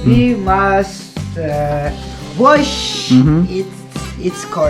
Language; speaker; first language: English; non-native, learner; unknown